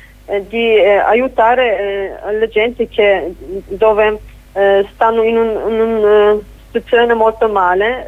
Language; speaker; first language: Italian; non-native, fluent; Kurdish